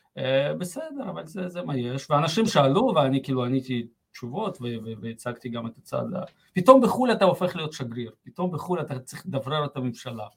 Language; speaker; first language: Hebrew; early bilingual, other home language; Russian